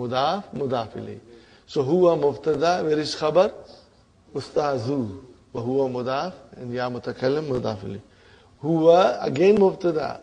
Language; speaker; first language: Arabic; non-native, fluent; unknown